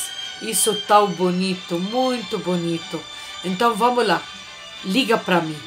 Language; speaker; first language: Portuguese; non-native, fluent; Arabic